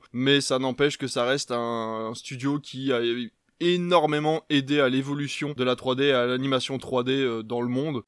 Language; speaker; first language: French; native; French